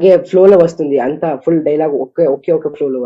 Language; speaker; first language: Telugu; non-native, learner; Kannada